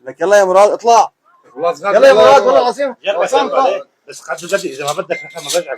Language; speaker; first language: Arabic; native; Arabic